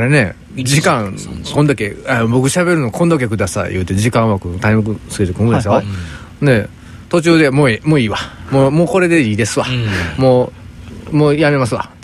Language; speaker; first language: Japanese; native; Japanese